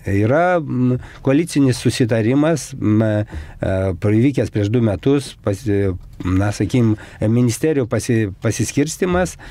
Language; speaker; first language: Lithuanian; native; Lithuanian